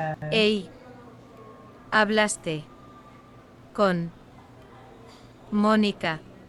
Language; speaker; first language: Spanish; non-native, learner; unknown